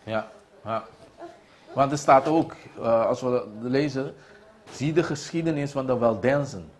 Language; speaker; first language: Dutch; non-native, local second language; Papiamento